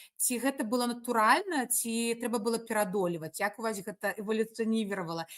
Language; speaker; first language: Belarusian; non-native, local second language; Russian